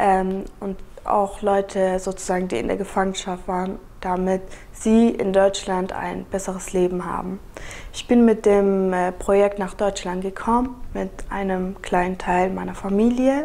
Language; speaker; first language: German; early bilingual, other home language; Kurdish